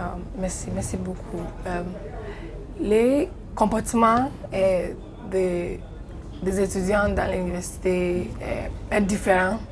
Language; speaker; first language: French; non-native, learner; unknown